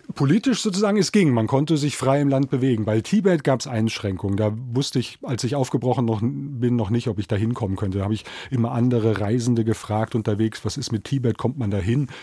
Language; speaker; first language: German; native; German